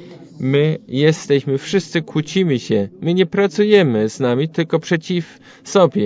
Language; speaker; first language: Polish; non-native, learner; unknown